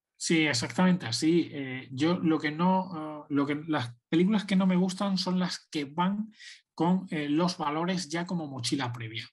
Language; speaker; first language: Spanish; native; Spanish